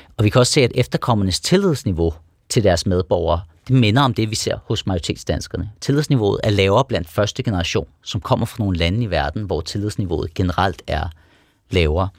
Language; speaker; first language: Danish; early bilingual, other home language; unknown